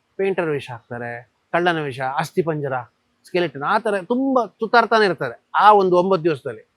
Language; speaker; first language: Kannada; non-native, local second language; Tulu